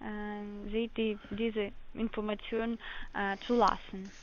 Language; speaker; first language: German; non-native, learner; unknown